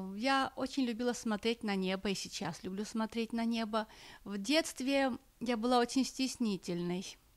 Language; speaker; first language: Russian; non-native, local second language; Armenian